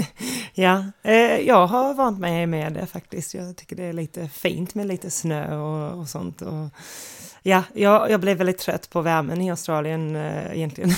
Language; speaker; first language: Swedish; non-native, fluent; English